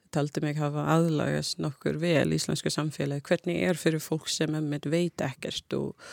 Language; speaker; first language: Icelandic; non-native, fluent; English